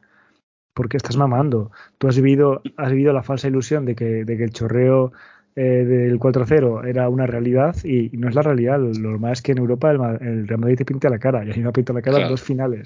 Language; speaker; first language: Spanish; native; Spanish